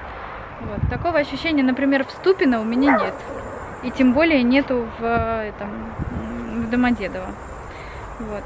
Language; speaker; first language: Russian; native; Russian